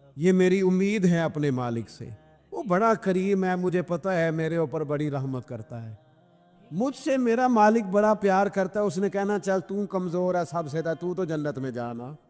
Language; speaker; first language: Urdu; non-native, local second language; Punjabi